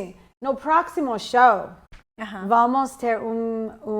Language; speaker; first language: Portuguese; non-native, fluent; English